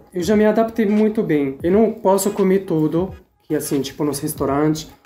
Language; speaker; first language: Portuguese; non-native, fluent; Arabic